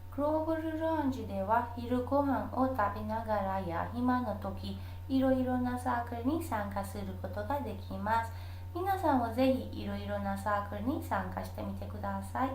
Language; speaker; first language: Japanese; non-native, learner; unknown